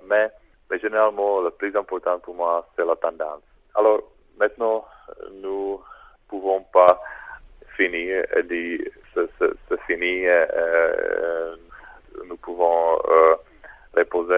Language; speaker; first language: French; non-native, fluent; Czech